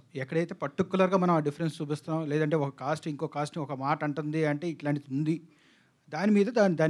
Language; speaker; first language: Telugu; native; Telugu